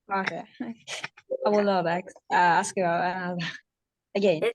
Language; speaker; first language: English; non-native, learner; Uzbek